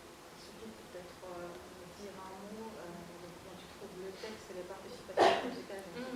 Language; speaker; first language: French; non-native, fluent; Russian